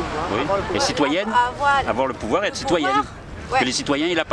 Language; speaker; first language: French; native; French